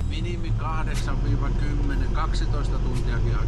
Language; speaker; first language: Finnish; native; Finnish